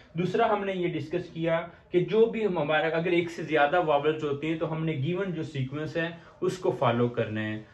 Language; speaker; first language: Urdu; native; Urdu